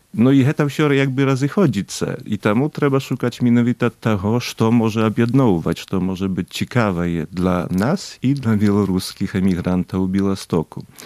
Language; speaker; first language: Belarusian; native; Belarusian